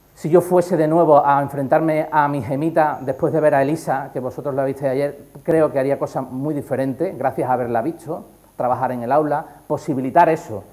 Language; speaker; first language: Spanish; native; Spanish